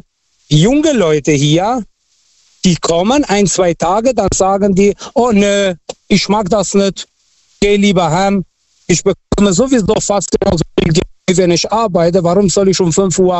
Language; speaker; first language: German; non-native, fluent; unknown